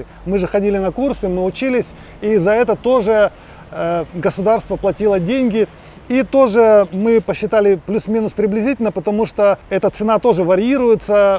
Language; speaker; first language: Russian; native; Russian